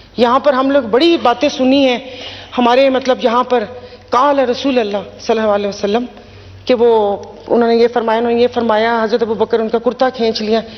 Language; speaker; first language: Urdu; non-native, local second language; Sindhi